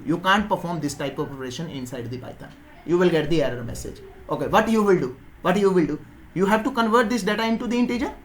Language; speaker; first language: English; non-native, local second language; Hindi